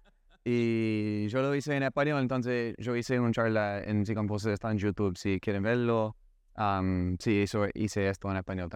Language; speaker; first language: Spanish; non-native, learner; English